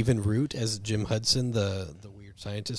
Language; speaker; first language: English; native; English